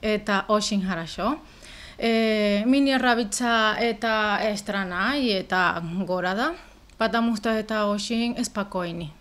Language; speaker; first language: Russian; non-native, learner; Spanish